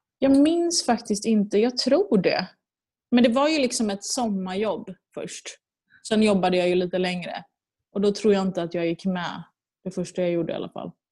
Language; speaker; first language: Swedish; early bilingual, other home language; Persian